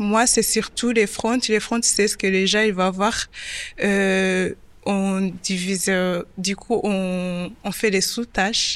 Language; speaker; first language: French; non-native, local second language; Kinyarwanda